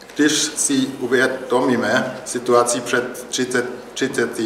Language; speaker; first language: Czech; non-native, learner; German